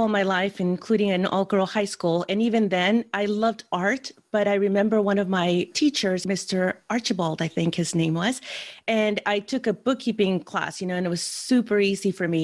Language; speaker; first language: English; early bilingual, other home language; Spanish